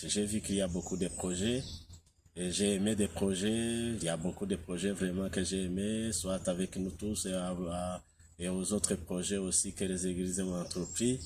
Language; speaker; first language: French; non-native, local second language; Kinyarwanda